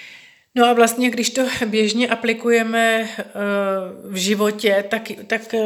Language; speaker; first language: Czech; native; Czech